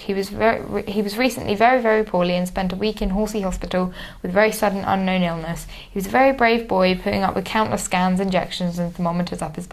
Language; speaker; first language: English; native; English